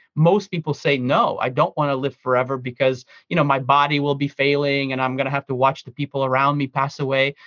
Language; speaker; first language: English; early bilingual, other home language; Russian